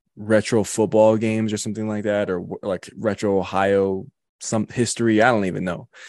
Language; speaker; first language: English; native; English